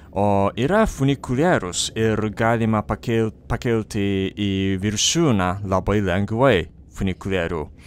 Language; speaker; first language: Lithuanian; non-native, fluent; Japanese